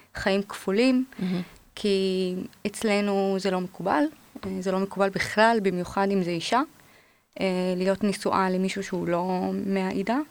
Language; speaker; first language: Hebrew; non-native, local second language; Arabic